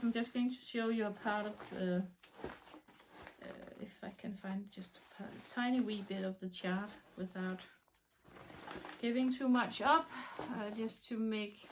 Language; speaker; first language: English; non-native, fluent; Danish